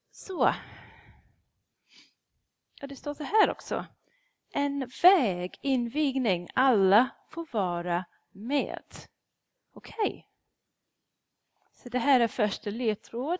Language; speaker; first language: Swedish; non-native, fluent; English